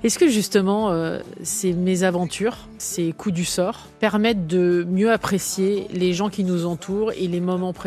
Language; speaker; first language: French; native; French